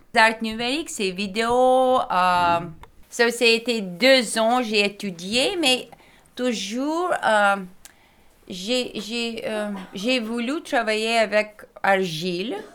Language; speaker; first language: French; non-native, learner; Lithuanian